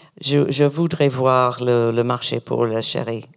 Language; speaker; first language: French; non-native, learner; English